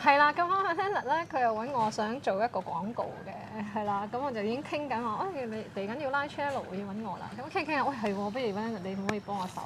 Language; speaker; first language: Cantonese; native; Cantonese